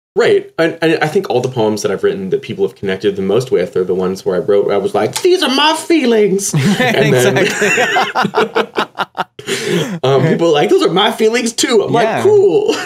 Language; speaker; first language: English; native; English